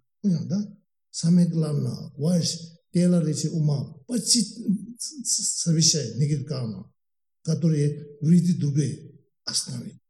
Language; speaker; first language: Russian; non-native, learner; Tibetan